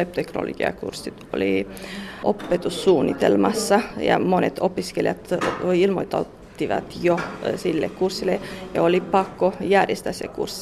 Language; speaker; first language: Finnish; non-native, fluent; Romanian